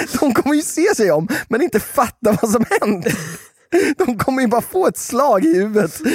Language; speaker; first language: Swedish; native; Swedish